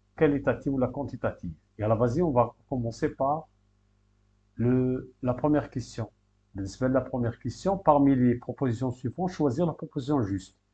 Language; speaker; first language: French; non-native, local second language; Arabic